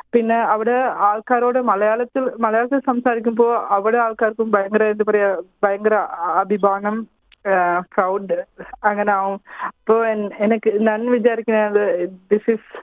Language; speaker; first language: Malayalam; non-native, fluent; Sinhala